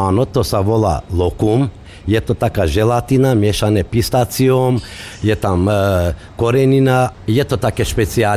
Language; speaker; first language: Slovak; non-native, local second language; Macedonian